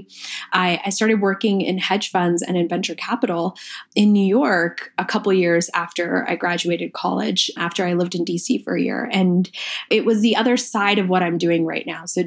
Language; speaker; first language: English; early bilingual, other home language; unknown